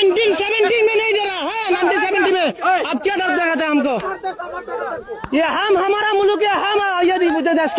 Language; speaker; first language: Hindi; non-native, learner; Bangla